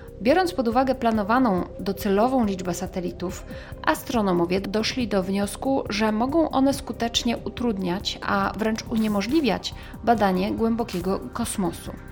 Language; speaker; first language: Polish; native; Polish